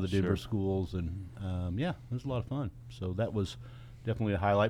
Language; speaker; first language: English; native; English